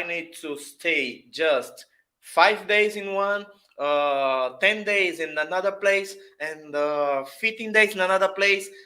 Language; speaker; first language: English; non-native, fluent; Portuguese